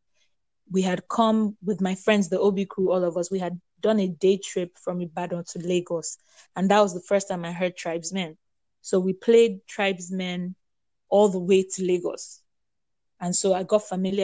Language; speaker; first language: English; non-native, local second language; Yoruba